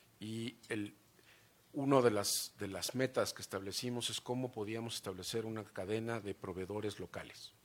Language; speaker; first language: Spanish; native; Spanish